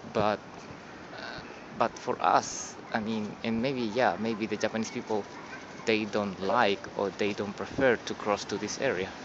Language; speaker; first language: English; non-native, learner; Spanish